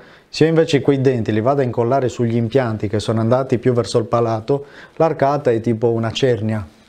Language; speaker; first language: Italian; native; Italian